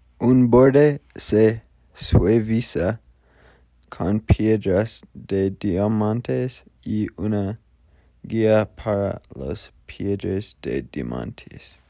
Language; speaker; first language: Spanish; non-native, learner; English